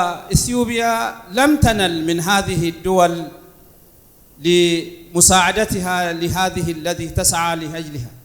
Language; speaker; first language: Arabic; non-native, fluent; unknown